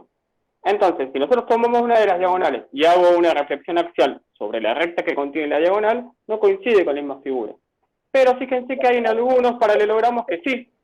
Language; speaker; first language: Spanish; native; Spanish